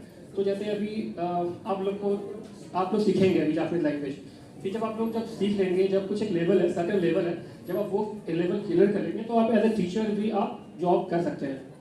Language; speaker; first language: Hindi; native; Hindi